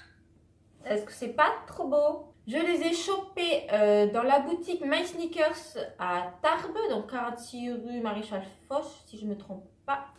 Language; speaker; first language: French; native; French